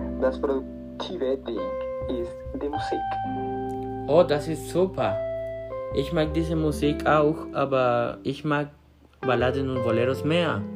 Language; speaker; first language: German; non-native, learner; Spanish